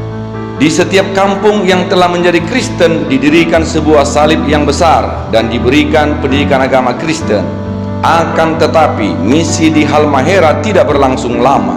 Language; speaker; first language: Indonesian; native; Indonesian